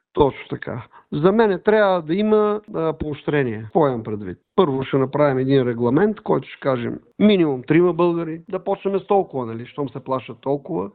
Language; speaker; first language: Bulgarian; native; Bulgarian